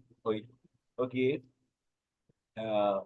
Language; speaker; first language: French; non-native, learner; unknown